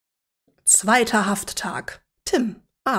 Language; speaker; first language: German; native; German